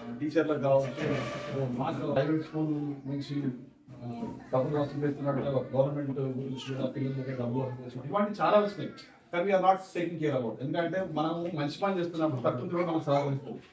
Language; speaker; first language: Telugu; native; Telugu